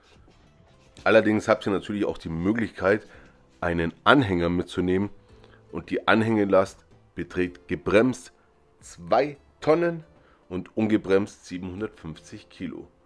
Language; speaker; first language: German; native; German